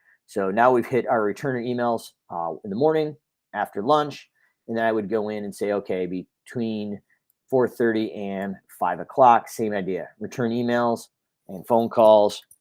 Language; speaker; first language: English; native; English